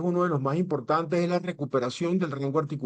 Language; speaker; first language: Spanish; native; Spanish